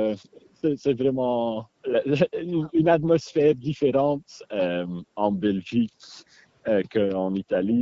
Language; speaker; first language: French; non-native, local second language; Dutch